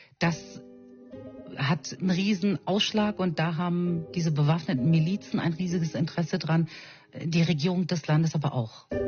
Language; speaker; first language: German; native; German